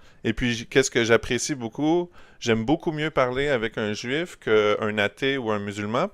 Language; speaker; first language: French; native; French